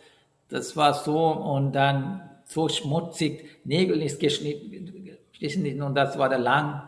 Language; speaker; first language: German; non-native, fluent; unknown